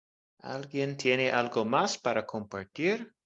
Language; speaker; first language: Spanish; non-native, fluent; English